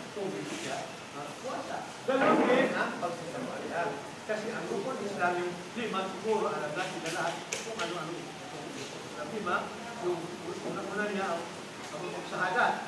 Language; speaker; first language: Filipino; non-native, local second language; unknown